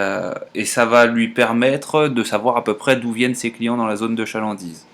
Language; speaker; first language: French; native; French